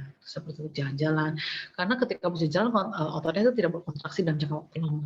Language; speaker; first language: Indonesian; native; Indonesian